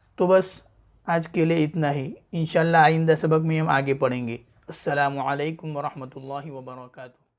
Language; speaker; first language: Hindi; native; Hindi